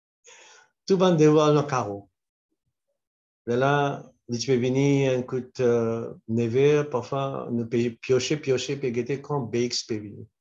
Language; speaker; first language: French; non-native, local second language; Morisyen